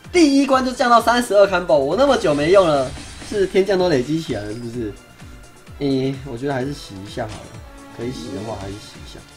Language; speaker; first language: Chinese; native; Chinese